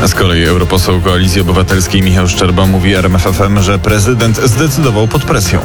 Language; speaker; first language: Polish; native; Polish